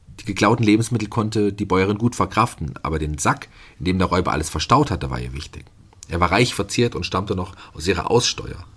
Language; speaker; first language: German; native; German